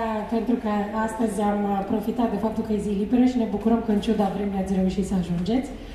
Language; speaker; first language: Romanian; native; Romanian